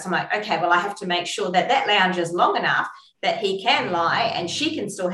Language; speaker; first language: English; native; English